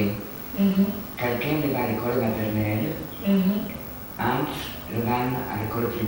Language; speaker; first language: French; non-native, learner; Italian